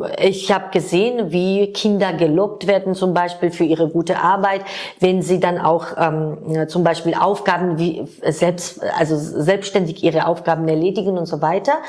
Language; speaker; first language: German; non-native, fluent; Georgian